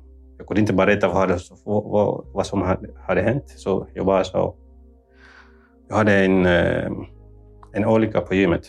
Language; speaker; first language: Swedish; non-native, fluent; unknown